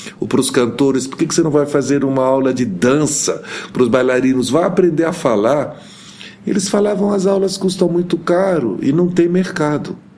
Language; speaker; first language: Portuguese; early bilingual, heritage; Portuguese